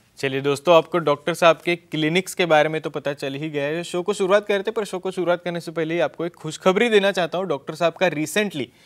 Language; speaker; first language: Hindi; non-native, local second language; Marathi